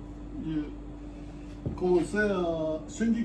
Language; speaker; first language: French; non-native, learner; Japanese